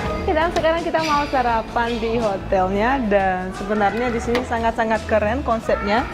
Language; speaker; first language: Indonesian; non-native, fluent; Russian